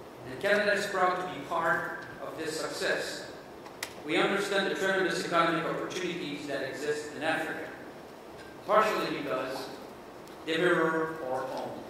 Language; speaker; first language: English; non-native, local second language; French